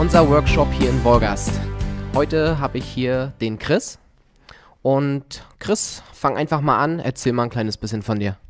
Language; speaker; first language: German; native; German